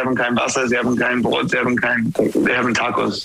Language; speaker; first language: German; non-native, fluent; English